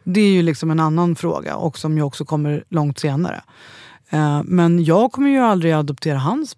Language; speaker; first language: Swedish; native; Swedish